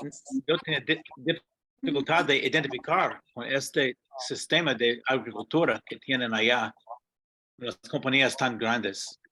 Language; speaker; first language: Spanish; non-native, fluent; English